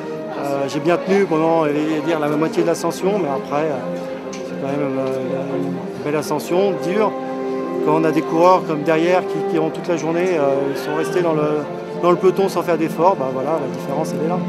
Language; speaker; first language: French; native; French